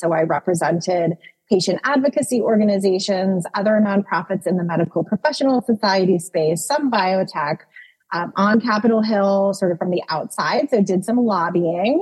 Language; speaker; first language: English; native; English